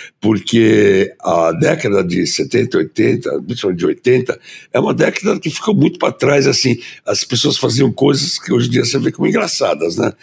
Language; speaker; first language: Portuguese; early bilingual, other home language; German